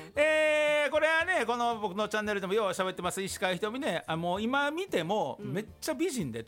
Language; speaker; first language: Japanese; native; Japanese